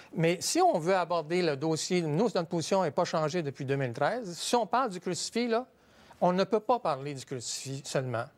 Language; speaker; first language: French; native; French